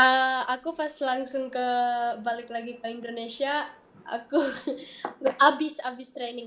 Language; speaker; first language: Indonesian; early bilingual, heritage; Dutch